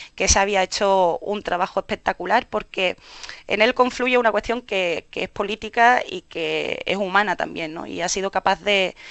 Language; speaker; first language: Spanish; native; Spanish